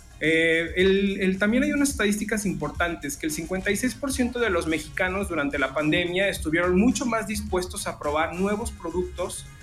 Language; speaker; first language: Spanish; native; Spanish